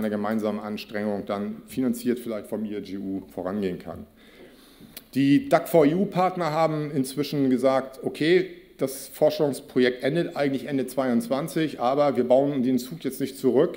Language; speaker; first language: German; native; German